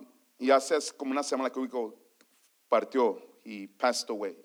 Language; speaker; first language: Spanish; early bilingual, heritage; Spanish